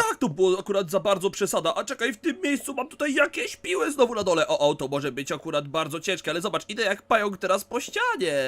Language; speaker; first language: Polish; native; Polish